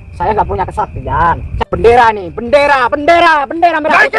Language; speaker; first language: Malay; non-native, local second language; Javanese